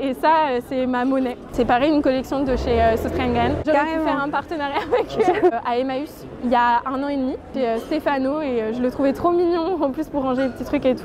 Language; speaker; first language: French; native; French